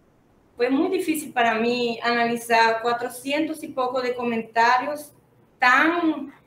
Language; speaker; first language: Portuguese; non-native, fluent; Spanish